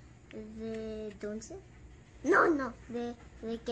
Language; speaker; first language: Spanish; early bilingual, heritage; Spanish